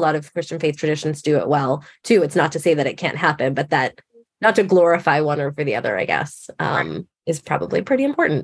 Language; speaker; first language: English; native; English